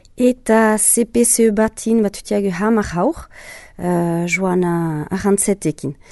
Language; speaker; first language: Basque; native; Basque